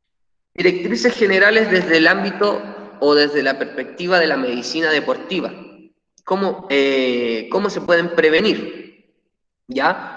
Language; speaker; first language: Spanish; native; Spanish